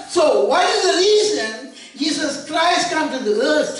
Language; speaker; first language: English; non-native, local second language; Tamil